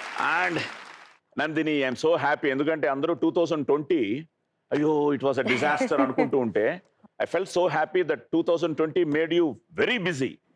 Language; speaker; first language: Telugu; native; Telugu